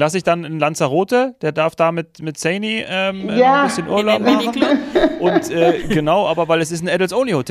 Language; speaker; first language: German; native; German